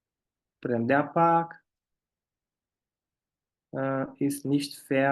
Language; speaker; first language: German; non-native, fluent; Portuguese